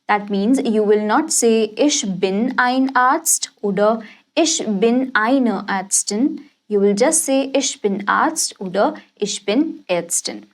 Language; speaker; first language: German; non-native, fluent; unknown